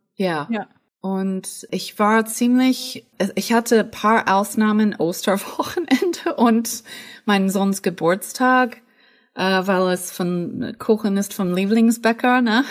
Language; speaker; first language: German; non-native, fluent; English